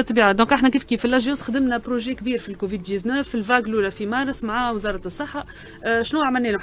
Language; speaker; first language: Arabic; native; Arabic